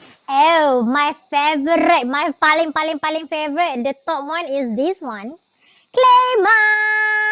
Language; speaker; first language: English; non-native, local second language; Malay